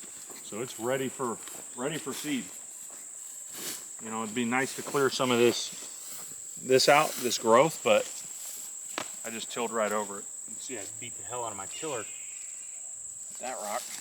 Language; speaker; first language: English; native; English